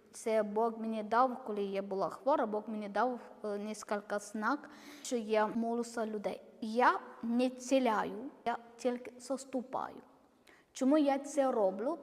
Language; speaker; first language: Ukrainian; non-native, learner; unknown